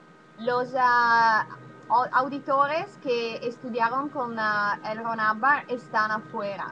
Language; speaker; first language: Spanish; non-native, learner; Italian